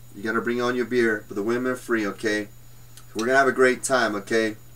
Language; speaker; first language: English; native; English